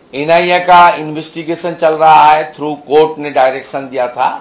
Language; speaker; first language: Hindi; non-native, local second language; Bangla